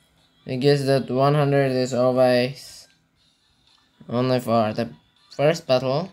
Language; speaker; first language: English; non-native, learner; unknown